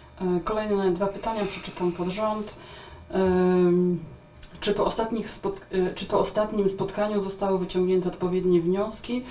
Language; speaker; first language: Polish; native; Polish